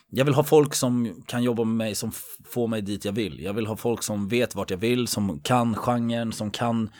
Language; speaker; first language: Swedish; native; Swedish